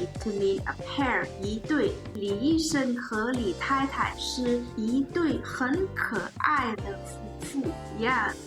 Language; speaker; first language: Chinese; non-native, learner; English